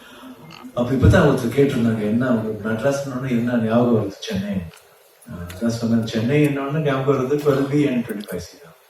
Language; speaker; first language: Tamil; non-native, local second language; Kannada